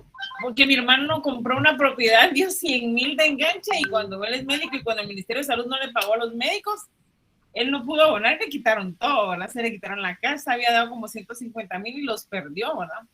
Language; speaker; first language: Spanish; native; Spanish